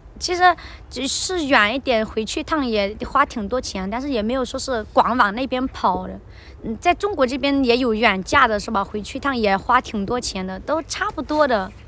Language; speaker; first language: Chinese; non-native, fluent; Vietnamese